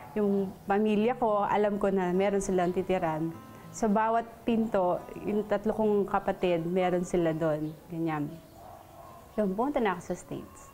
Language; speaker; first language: Filipino; native; Filipino